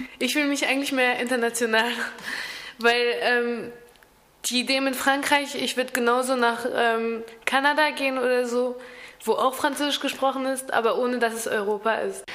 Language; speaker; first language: German; early bilingual, other home language; French